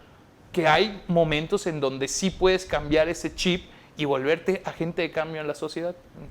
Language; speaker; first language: Spanish; native; Spanish